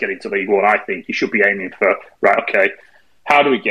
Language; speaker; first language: English; native; English